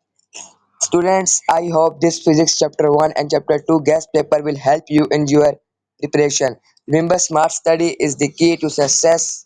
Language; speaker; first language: English; non-native, local second language; Urdu